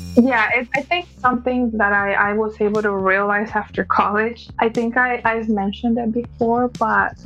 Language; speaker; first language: English; early bilingual, other home language; Spanish